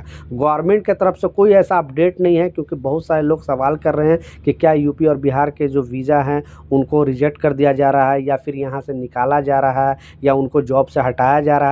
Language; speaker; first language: Hindi; native; Hindi